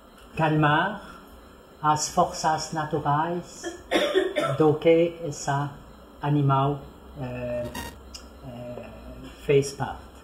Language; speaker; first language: Portuguese; non-native, fluent; French